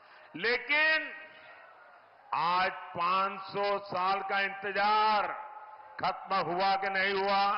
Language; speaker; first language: Hindi; non-native, local second language; Gujarati